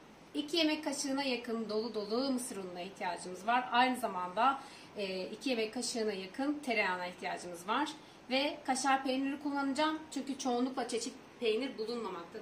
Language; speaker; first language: Turkish; native; Turkish